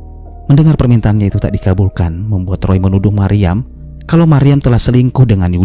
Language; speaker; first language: Indonesian; native; Indonesian